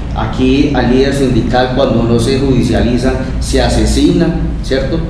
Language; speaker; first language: Spanish; native; Spanish